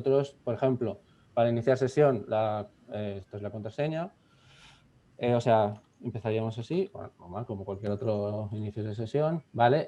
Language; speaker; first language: Spanish; native; Spanish